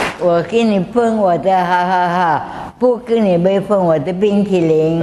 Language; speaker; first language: Chinese; non-native, local second language; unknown